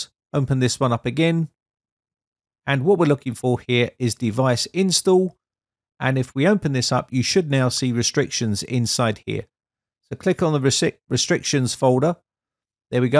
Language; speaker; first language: English; native; English